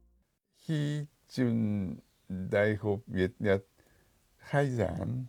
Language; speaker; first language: Vietnamese; non-native, fluent; Japanese